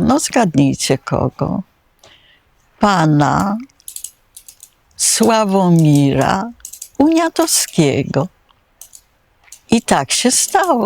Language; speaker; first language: Polish; native; Polish